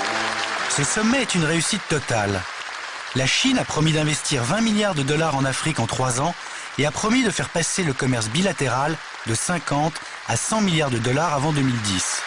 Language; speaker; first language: French; native; French